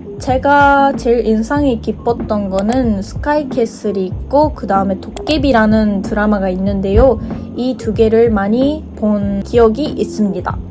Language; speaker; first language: Korean; non-native, fluent; Japanese